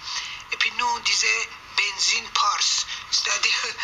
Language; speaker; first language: French; non-native, fluent; Persian